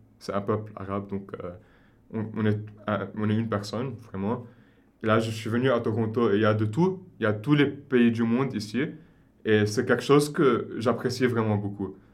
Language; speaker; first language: French; non-native, local second language; Arabic